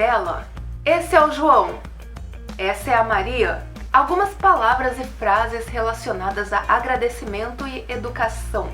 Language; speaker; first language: Portuguese; native; Portuguese